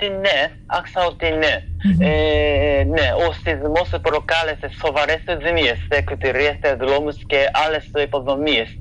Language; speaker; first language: Greek; non-native, fluent; Japanese